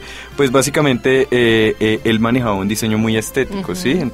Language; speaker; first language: Spanish; native; Spanish